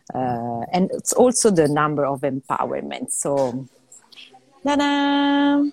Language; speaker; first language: English; non-native, fluent; Italian